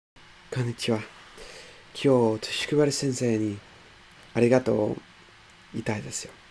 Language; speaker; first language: Japanese; non-native, fluent; English